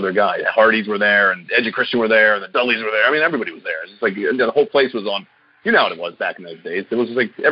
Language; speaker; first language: English; native; English